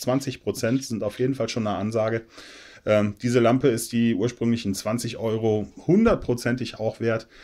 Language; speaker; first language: German; native; German